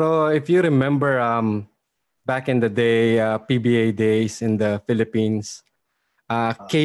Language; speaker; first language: English; non-native, local second language; Filipino